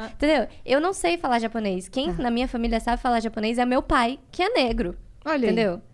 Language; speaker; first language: Portuguese; native; Portuguese